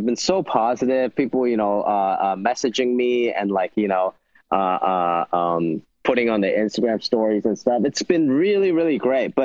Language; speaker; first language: English; non-native, local second language; Wu Chinese